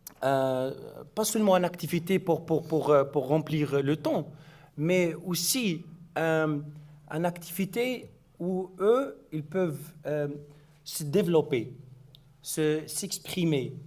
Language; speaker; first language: French; non-native, learner; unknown